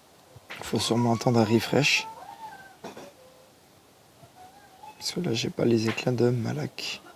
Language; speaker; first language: French; native; French